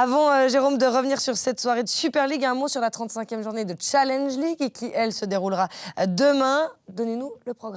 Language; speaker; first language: French; native; French